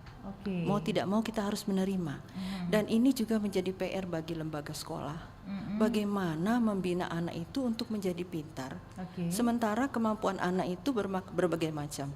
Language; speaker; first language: Indonesian; native; Indonesian